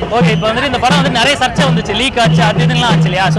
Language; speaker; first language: Tamil; native; Tamil